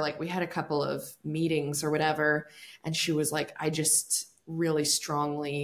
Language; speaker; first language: English; native; English